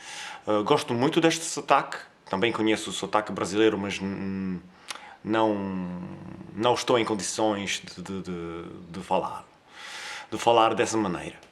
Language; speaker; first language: Portuguese; non-native, fluent; Italian